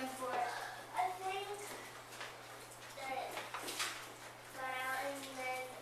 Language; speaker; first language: English; native; English